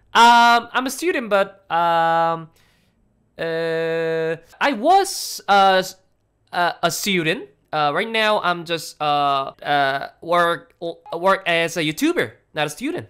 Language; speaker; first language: English; non-native, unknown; Korean